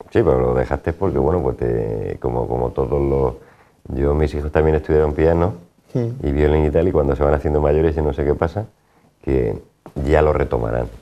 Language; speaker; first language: Spanish; native; Spanish